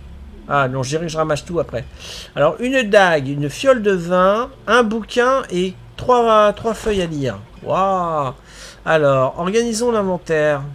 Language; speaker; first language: French; native; French